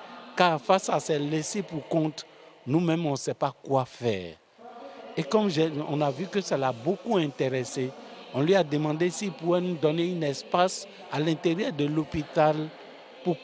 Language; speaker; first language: French; non-native, local second language; Fon